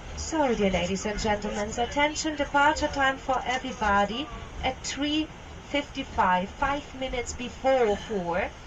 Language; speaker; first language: English; non-native, fluent; Italian